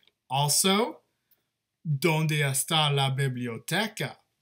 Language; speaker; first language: Spanish; non-native, learner; English